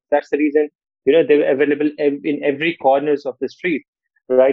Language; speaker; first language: English; non-native, local second language; Nepali